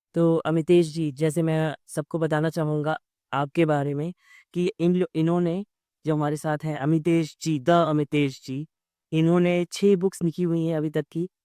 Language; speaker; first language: Hindi; native; Hindi